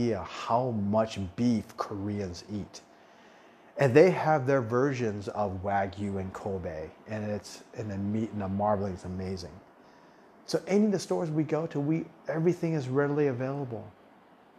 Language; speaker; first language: English; early bilingual, other home language; Min Nan Chinese